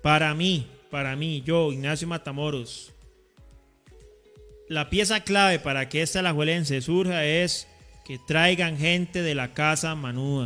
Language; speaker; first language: Spanish; native; Spanish